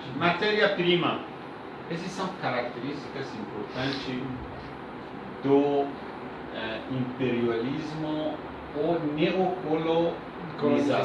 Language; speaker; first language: Portuguese; non-native, learner; Persian